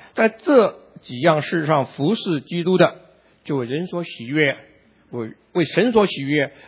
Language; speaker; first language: Chinese; native; Chinese